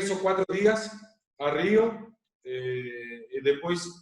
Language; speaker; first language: Portuguese; non-native, learner; Spanish